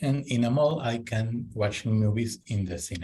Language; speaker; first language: English; non-native, learner; Spanish